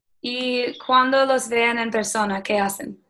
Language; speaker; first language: Spanish; early bilingual, other home language; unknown